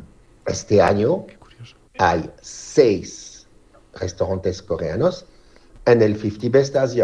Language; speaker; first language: Spanish; non-native, fluent; French